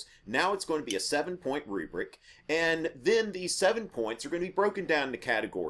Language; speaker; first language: English; native; English